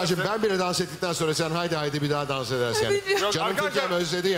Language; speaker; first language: Turkish; native; Turkish